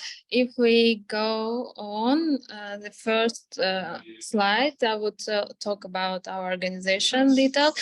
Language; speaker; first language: English; non-native, fluent; Armenian